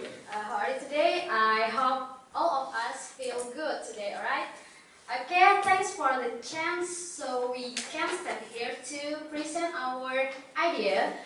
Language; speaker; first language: English; non-native, learner; Indonesian